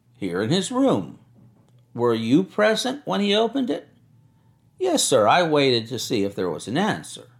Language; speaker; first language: English; native; English